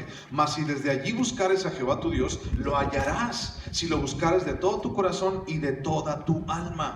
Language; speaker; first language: Spanish; native; Spanish